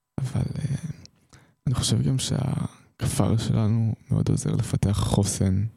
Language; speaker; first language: Hebrew; native; Hebrew